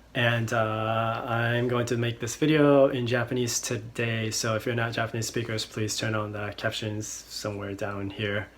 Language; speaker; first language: English; non-native, fluent; Japanese